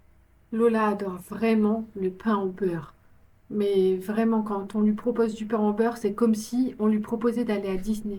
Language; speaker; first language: French; native; French